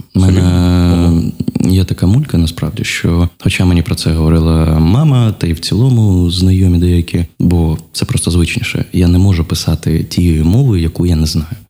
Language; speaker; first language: Ukrainian; non-native, local second language; Russian